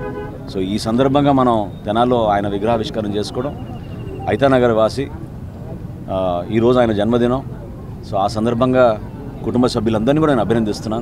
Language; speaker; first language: Telugu; native; Telugu